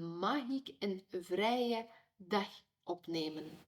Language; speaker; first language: Dutch; non-native, fluent; Ukrainian